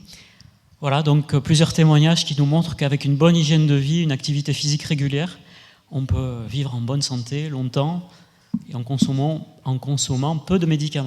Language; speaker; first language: French; native; French